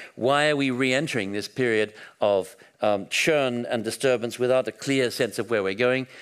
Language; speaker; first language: English; native; English